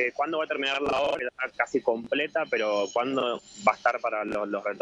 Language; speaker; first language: Spanish; native; Spanish